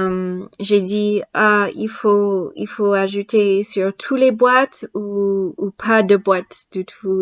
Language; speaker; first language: French; non-native, learner; English